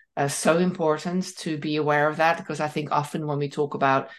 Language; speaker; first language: English; non-native, fluent; Dutch